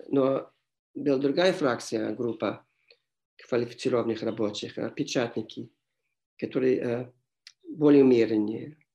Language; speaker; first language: Russian; non-native, fluent; English